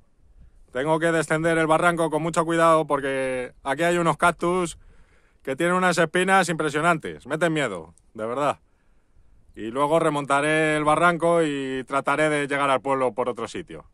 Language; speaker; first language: Spanish; native; Spanish